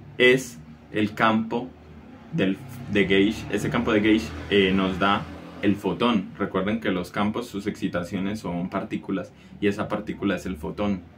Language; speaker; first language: Spanish; native; Spanish